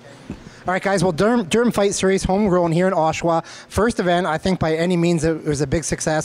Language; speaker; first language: English; native; English